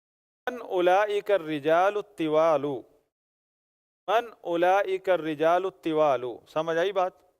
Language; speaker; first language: Arabic; non-native, fluent; Urdu